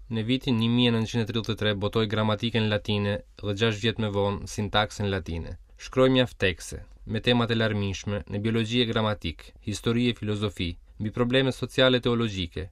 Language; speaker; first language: Albanian; native; Albanian